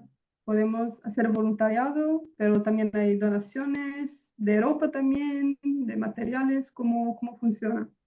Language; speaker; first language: Spanish; non-native, fluent; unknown